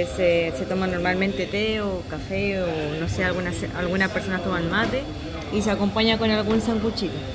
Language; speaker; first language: Spanish; native; Spanish